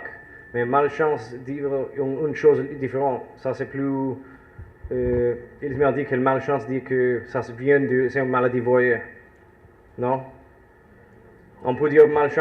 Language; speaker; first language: French; non-native, learner; English